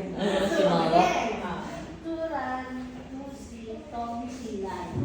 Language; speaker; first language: Chinese; non-native, learner; Filipino